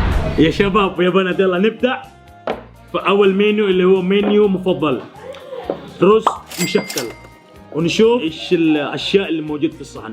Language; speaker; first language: Arabic; native; Arabic